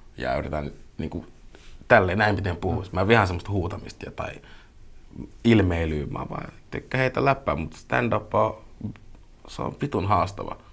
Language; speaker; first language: Finnish; early bilingual, other home language; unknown